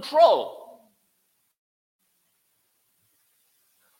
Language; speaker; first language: English; native; English